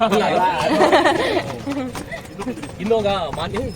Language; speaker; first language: Korean; non-native, learner; Telugu